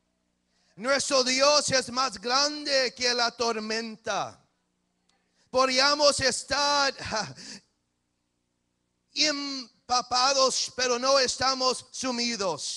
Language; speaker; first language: Spanish; early bilingual, heritage; English